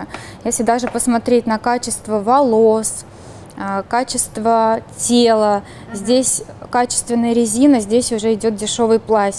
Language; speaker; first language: Russian; native; Russian